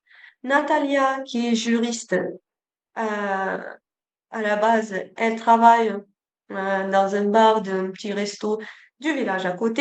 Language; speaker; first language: French; non-native, fluent; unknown